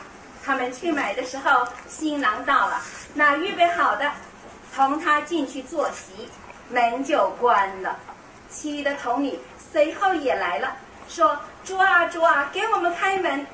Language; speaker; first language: Chinese; native; Chinese